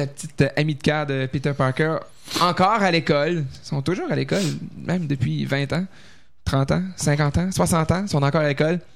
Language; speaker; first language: French; native; French